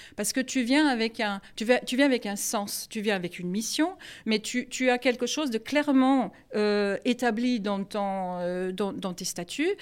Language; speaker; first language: French; non-native, fluent; German